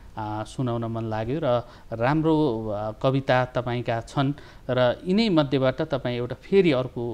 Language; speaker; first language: Nepali; native; Nepali